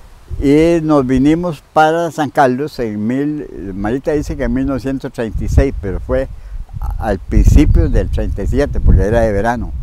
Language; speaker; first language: Spanish; native; Spanish